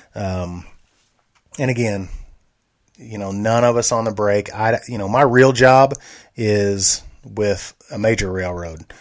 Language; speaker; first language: English; native; English